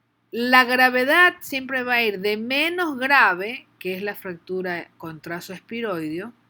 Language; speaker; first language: Spanish; native; Spanish